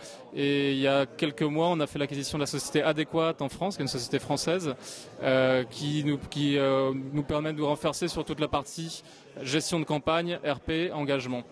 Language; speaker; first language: French; native; French